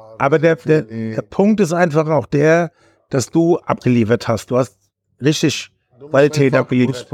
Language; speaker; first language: German; native; German